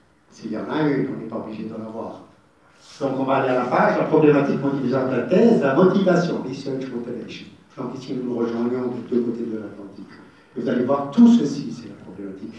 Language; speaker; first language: French; non-native, local second language; Arabic